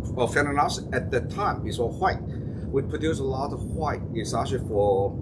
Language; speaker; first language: English; non-native, fluent; Chinese